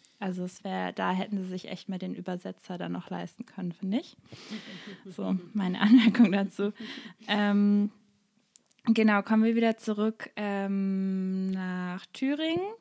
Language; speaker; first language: German; native; German